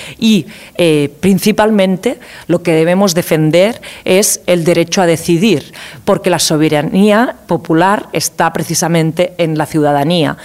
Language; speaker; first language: Spanish; non-native, local second language; Catalan